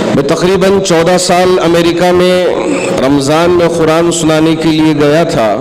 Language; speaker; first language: Urdu; native; Urdu